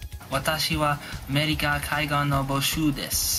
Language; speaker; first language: Japanese; non-native, learner; English